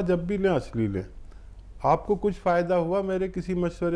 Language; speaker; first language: Hindi; native; Hindi